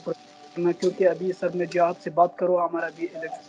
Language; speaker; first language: Hindi; non-native, fluent; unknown